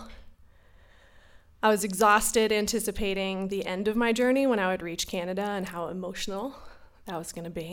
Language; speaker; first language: English; native; English